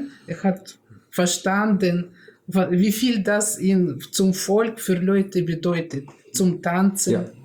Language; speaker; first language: German; non-native, learner; Russian